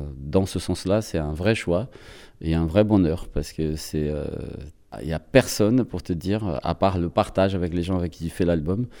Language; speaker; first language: French; non-native, fluent; Portuguese